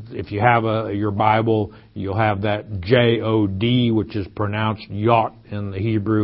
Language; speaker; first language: English; native; English